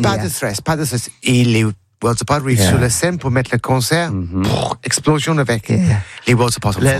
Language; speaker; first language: French; non-native, learner; English